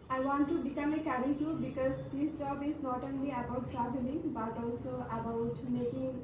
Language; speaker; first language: English; non-native, local second language; Bangla